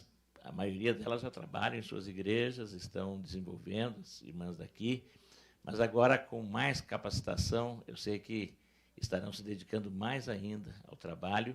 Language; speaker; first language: Portuguese; native; Portuguese